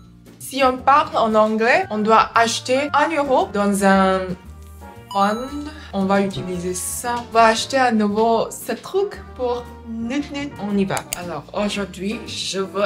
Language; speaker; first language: French; non-native, learner; English